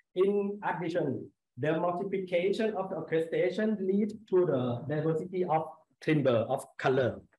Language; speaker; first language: English; non-native, learner; Thai